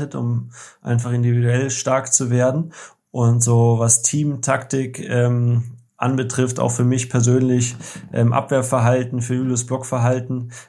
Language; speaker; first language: German; native; German